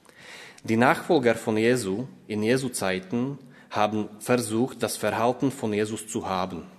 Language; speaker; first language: German; non-native, fluent; Slovak